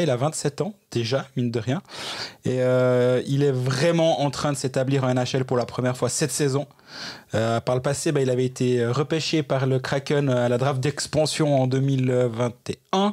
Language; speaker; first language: French; native; French